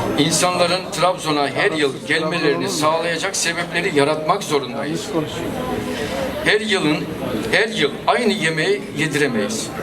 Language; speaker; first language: Turkish; native; Turkish